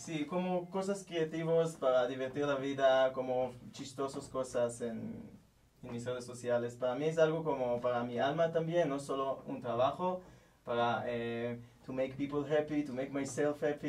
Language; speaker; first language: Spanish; non-native, learner; Hebrew